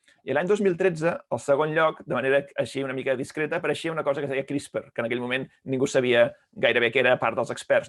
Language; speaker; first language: Catalan; native; Catalan